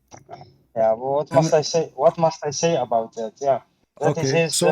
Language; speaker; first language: English; non-native, learner; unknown